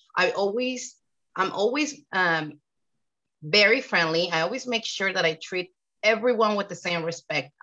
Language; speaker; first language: English; non-native, fluent; Spanish